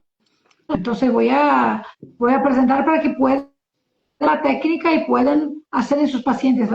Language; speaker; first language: Spanish; non-native, learner; Portuguese